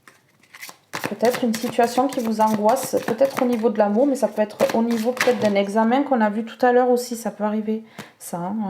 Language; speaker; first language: French; native; French